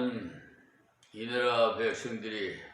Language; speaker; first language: Korean; native; Korean